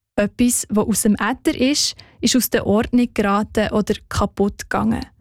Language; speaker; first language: German; native; German